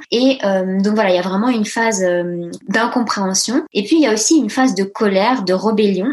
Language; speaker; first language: French; early bilingual, other home language; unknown